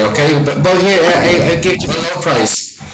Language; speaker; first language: English; non-native, fluent; Spanish